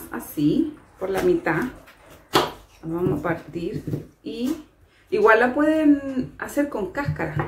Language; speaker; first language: Spanish; native; Spanish